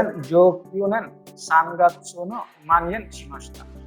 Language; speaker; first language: Japanese; non-native, learner; Bangla